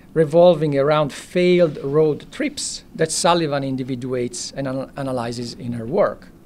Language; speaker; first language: English; non-native, fluent; Italian